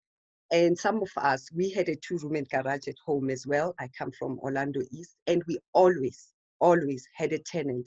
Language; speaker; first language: English; non-native, local second language; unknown